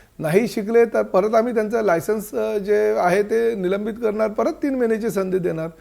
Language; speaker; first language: Marathi; native; Marathi